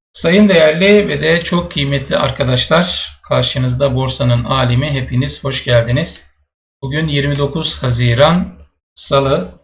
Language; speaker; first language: Turkish; native; Turkish